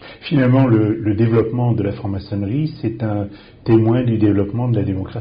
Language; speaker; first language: French; native; French